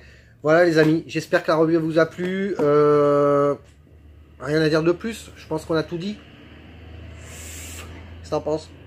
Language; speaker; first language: French; native; French